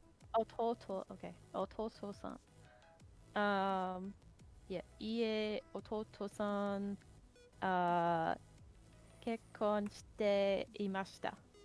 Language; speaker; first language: Japanese; non-native, learner; English